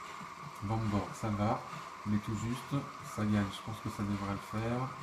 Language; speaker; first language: French; native; French